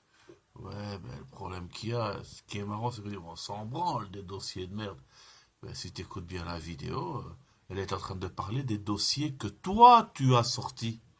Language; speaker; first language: French; native; French